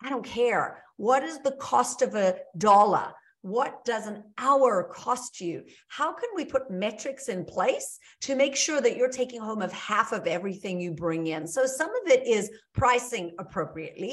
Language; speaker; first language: English; native; English